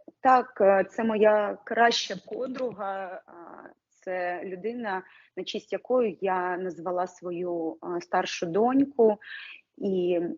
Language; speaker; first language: Ukrainian; non-native, local second language; Russian